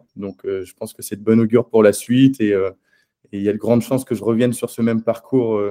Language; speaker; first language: French; native; French